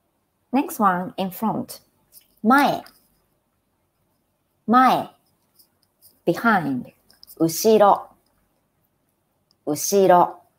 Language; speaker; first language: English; non-native, fluent; Japanese